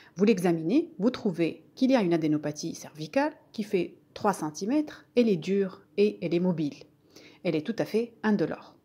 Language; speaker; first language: French; non-native, local second language; Arabic